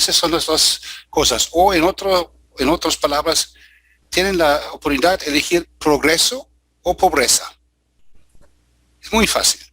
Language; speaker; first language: Spanish; non-native, fluent; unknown